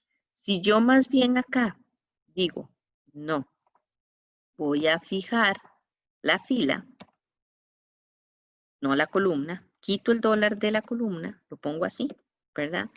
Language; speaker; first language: Spanish; native; Spanish